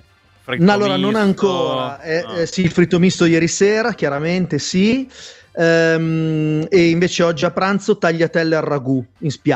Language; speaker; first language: Italian; native; Italian